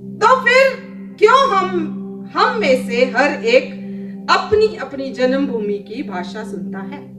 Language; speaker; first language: Hindi; native; Hindi